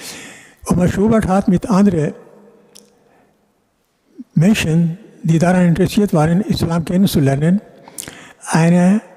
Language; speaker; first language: German; non-native, fluent; Urdu